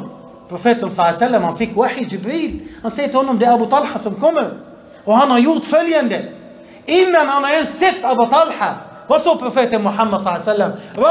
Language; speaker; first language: Swedish; early bilingual, other home language; Arabic